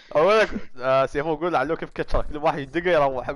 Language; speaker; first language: Arabic; native; Arabic